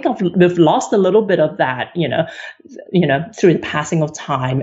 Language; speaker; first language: English; non-native, local second language; Cantonese